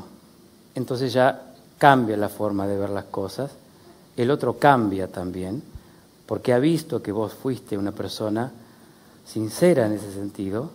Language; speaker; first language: Spanish; native; Spanish